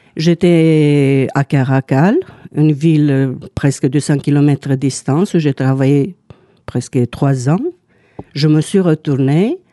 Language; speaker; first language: French; non-native, fluent; Romanian